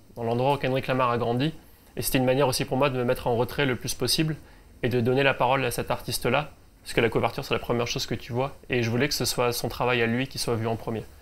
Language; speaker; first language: French; native; French